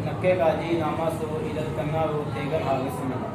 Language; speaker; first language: Korean; non-native, learner; Urdu